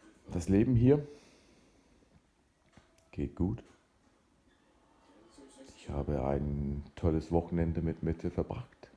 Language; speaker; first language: German; non-native, fluent; Danish